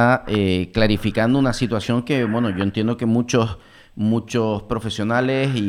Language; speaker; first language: Spanish; native; Spanish